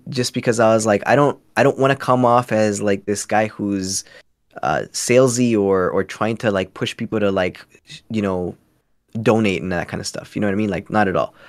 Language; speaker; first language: English; early bilingual, other home language; Spanish